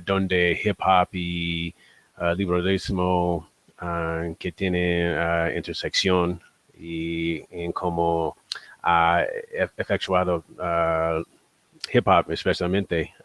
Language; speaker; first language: Spanish; non-native, learner; English